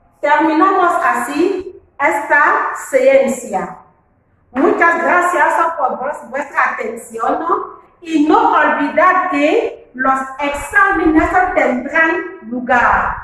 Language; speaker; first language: Spanish; non-native, fluent; French